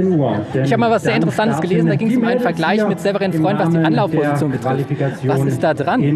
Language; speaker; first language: German; native; German